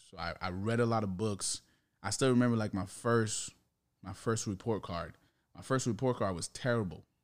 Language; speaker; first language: English; early bilingual, other home language; Haitian Creole